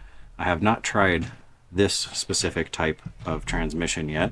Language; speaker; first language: English; native; English